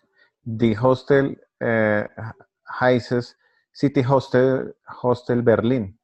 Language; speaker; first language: German; non-native, learner; Spanish